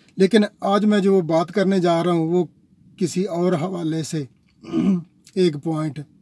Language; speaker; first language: Urdu; non-native, local second language; Punjabi